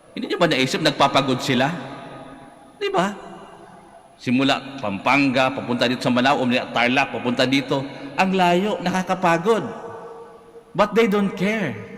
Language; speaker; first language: Filipino; non-native, local second language; Cebuano